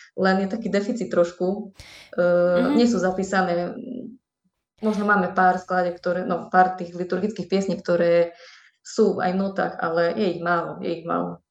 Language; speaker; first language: Slovak; native; Slovak